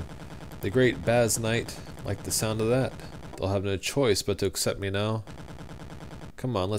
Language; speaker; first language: English; native; English